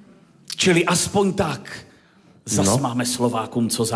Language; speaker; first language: Czech; native; Czech